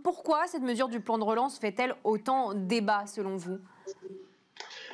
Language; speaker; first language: French; native; French